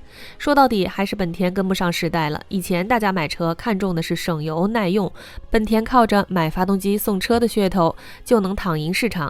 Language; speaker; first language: Chinese; native; Chinese